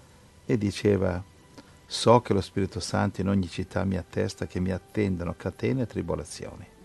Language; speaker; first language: Italian; native; Italian